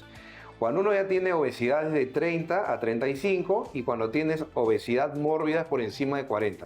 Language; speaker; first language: Spanish; native; Spanish